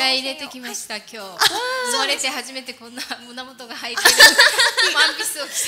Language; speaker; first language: Japanese; non-native, fluent; Korean